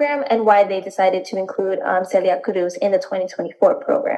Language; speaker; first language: English; native; English